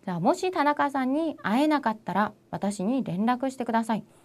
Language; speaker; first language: Japanese; non-native, learner; Korean